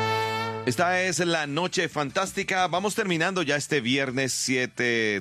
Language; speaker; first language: Spanish; native; Spanish